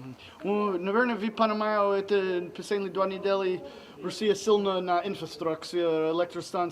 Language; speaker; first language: Russian; non-native, learner; English